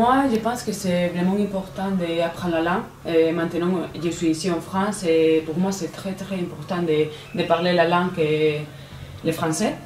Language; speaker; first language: French; non-native, fluent; Spanish